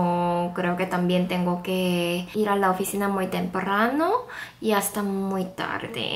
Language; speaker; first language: Spanish; non-native, fluent; Korean